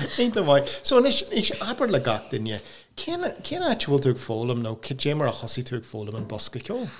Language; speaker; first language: Irish; non-native, local second language; English